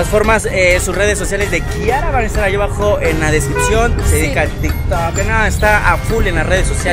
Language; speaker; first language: Spanish; native; Spanish